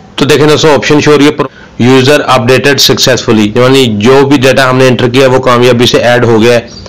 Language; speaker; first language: Urdu; non-native, local second language; Punjabi